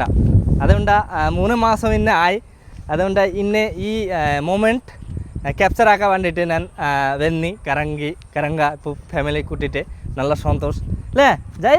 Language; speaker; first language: Malayalam; non-native, learner; Bangla